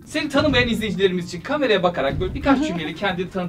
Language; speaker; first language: Turkish; native; Turkish